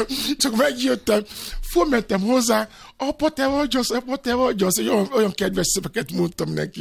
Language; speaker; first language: Hungarian; non-native, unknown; Yoruba